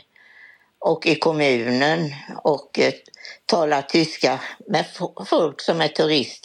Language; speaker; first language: Swedish; native; Swedish